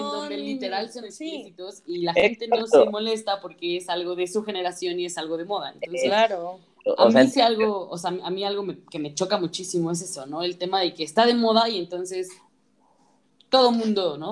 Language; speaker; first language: Spanish; native; Spanish